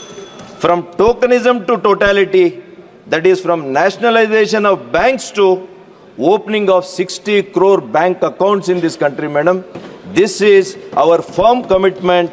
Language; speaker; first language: English; non-native, local second language; Kannada